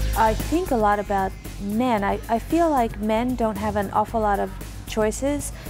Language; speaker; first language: English; native; English